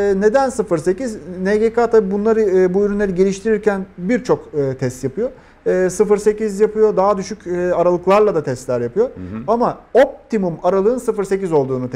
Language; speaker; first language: Turkish; native; Turkish